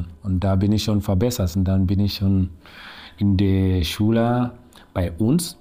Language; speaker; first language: German; non-native, learner; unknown